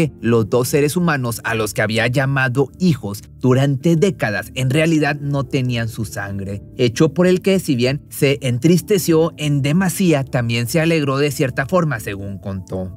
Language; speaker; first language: Spanish; native; Spanish